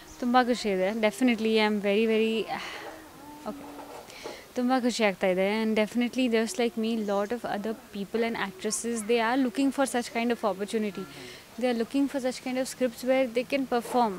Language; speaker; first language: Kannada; non-native, fluent; Hindi